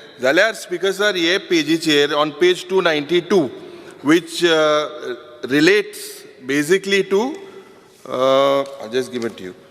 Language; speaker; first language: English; non-native, local second language; Konkani